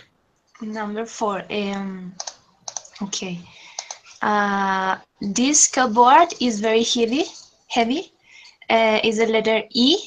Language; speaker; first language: English; non-native, learner; Spanish